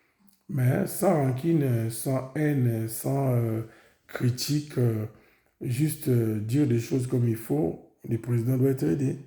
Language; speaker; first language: French; non-native, local second language; Lingala